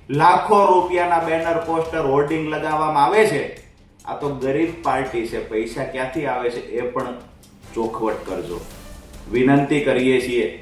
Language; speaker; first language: Gujarati; native; Gujarati